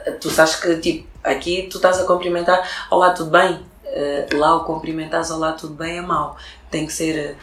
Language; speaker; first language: Portuguese; early bilingual, other home language; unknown